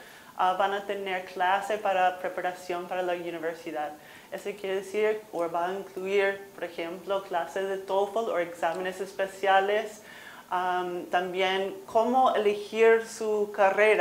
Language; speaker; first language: Spanish; non-native, fluent; English